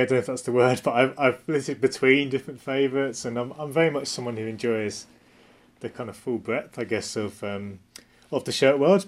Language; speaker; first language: English; native; English